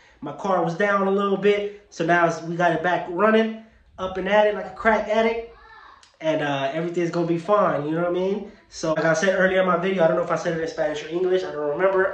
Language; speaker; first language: English; early bilingual, other home language; Spanish